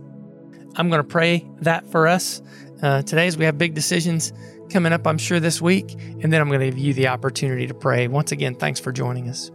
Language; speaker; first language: English; native; English